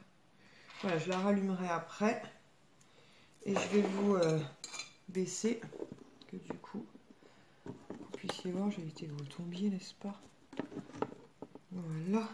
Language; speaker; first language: French; native; French